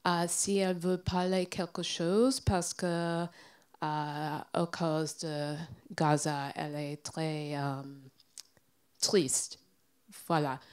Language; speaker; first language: French; non-native, learner; English